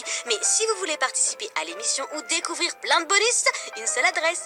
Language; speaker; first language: French; native; French